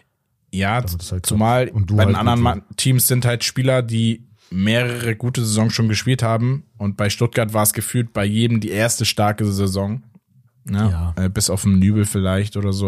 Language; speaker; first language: German; native; German